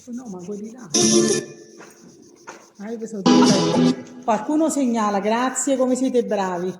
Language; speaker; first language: Italian; native; Italian